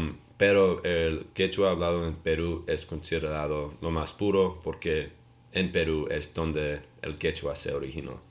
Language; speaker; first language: Spanish; non-native, learner; English